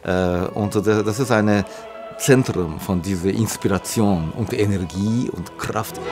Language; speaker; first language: German; non-native, learner; Japanese